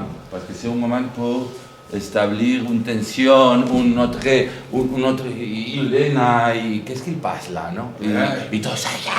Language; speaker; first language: French; non-native, fluent; Spanish